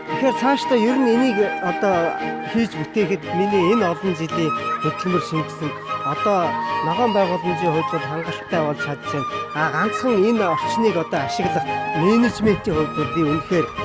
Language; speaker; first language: Mongolian; native; Mongolian